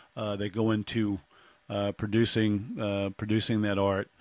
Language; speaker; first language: English; native; English